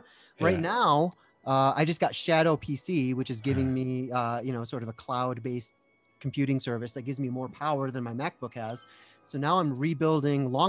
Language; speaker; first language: English; native; English